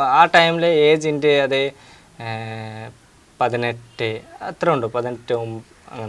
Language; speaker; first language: Malayalam; non-native, local second language; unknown